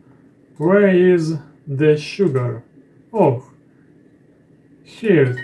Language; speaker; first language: English; non-native, learner; Russian